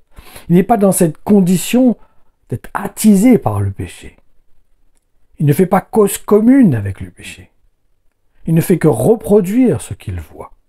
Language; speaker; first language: French; native; French